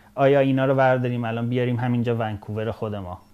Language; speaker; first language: Persian; native; Persian